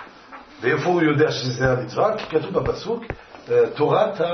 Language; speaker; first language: Hebrew; non-native, fluent; French